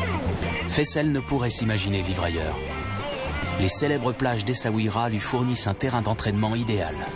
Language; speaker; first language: French; native; French